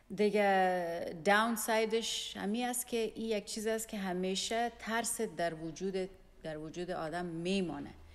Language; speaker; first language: Persian; non-native, local second language; Pashto